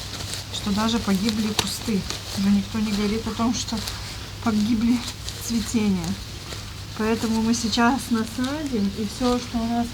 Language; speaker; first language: Russian; native; Russian